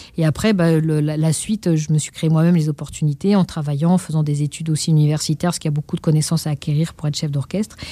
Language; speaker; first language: French; native; French